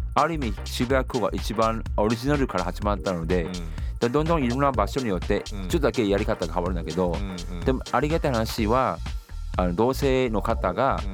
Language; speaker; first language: Japanese; non-native, fluent; Chinese